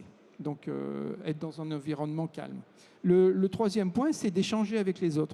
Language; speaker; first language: French; native; French